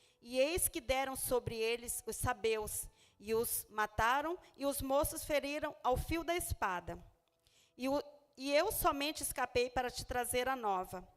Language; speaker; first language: Portuguese; native; Portuguese